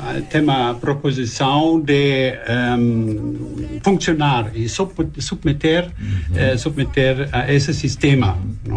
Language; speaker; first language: Portuguese; non-native, learner; German